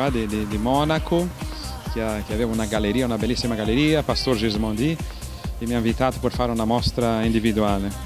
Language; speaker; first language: Italian; non-native, fluent; Portuguese